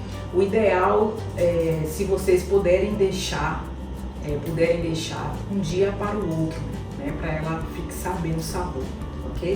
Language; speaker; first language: Portuguese; native; Portuguese